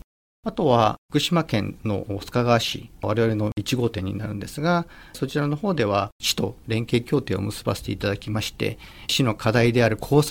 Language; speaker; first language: Japanese; native; Japanese